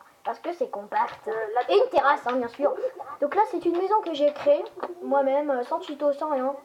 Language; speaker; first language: French; native; French